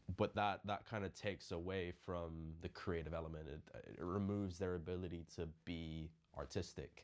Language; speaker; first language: English; non-native, local second language; Filipino